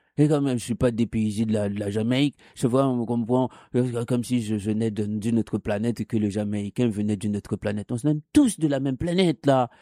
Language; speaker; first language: French; non-native, local second language; Haitian Creole